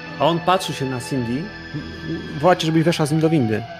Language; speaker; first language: Polish; native; Polish